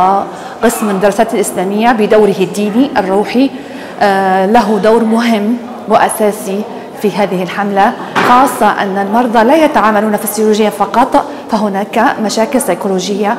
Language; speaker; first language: Arabic; native; Arabic